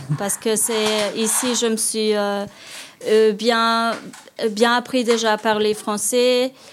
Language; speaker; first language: French; non-native, learner; Albanian